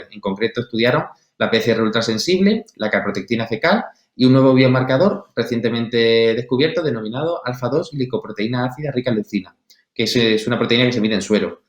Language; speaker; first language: Spanish; native; Spanish